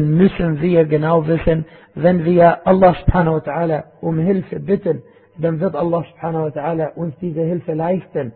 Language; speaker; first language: German; non-native, fluent; Arabic